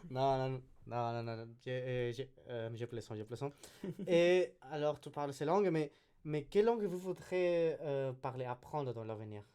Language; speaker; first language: French; non-native, learner; Spanish